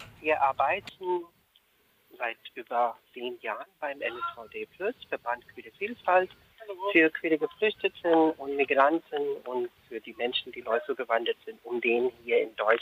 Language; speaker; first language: German; non-native, fluent; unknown